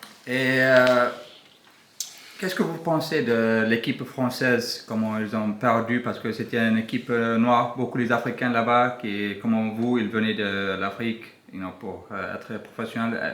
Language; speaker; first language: French; non-native, learner; English